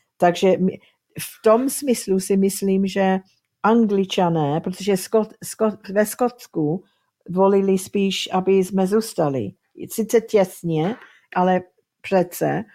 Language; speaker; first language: Czech; early bilingual, heritage; Czech